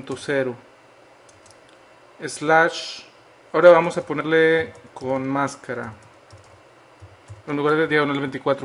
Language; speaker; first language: Spanish; native; Spanish